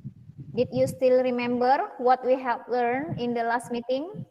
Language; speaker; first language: English; non-native, fluent; Indonesian